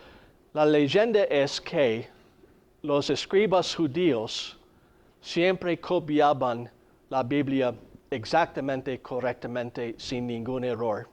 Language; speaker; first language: Spanish; non-native, fluent; English